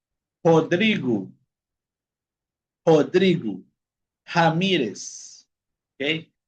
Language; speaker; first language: Portuguese; non-native, fluent; Spanish